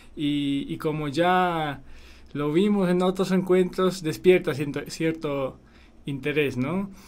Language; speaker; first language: Spanish; non-native, fluent; Polish